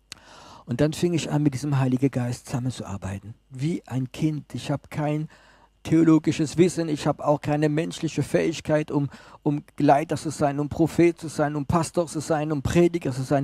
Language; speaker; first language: German; non-native, fluent; French